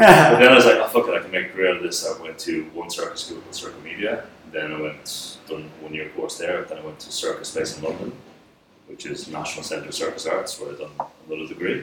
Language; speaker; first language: English; native; English